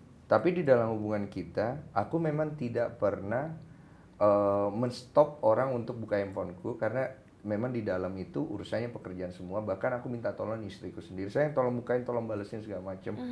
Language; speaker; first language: Indonesian; native; Indonesian